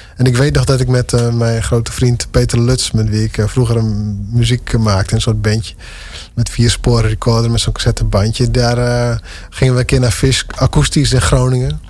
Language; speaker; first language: Dutch; non-native, local second language; Western Frisian